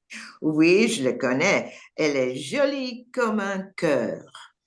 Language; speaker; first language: French; non-native, learner; English